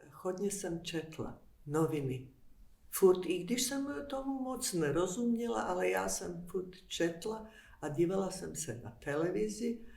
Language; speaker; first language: Czech; non-native, fluent; Bosnian